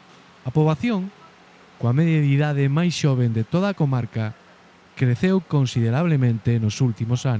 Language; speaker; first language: Galician; native; Galician